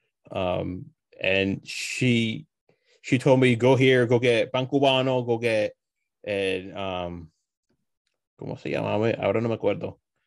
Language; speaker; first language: Spanish; early bilingual, other home language; English